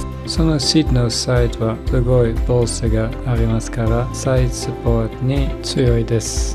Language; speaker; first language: Japanese; non-native, learner; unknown